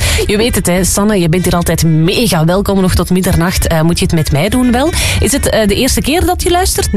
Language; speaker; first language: Dutch; native; Dutch